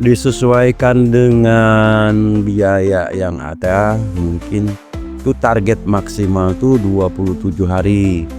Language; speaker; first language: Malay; non-native, local second language; Sundanese